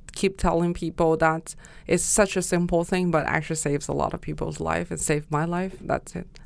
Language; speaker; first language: English; non-native, fluent; Chinese